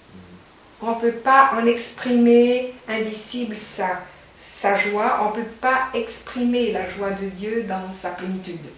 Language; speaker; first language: French; native; French